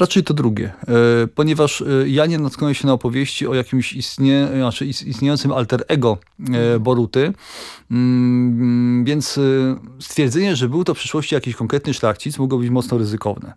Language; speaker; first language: Polish; native; Polish